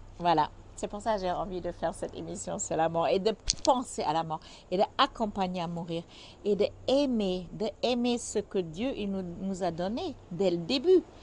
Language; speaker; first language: French; non-native, fluent; German